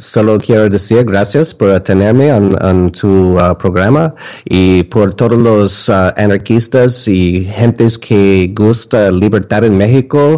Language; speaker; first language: Spanish; non-native, learner; English